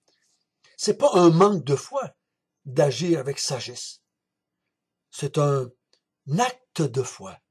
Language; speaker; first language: French; native; French